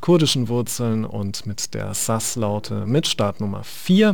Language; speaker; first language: German; native; German